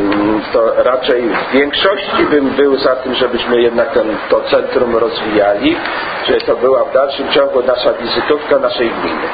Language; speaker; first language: Polish; native; Polish